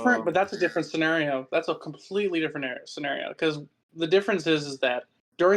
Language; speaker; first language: English; native; English